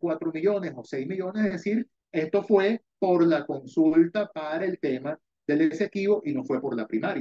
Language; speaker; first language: Spanish; native; Spanish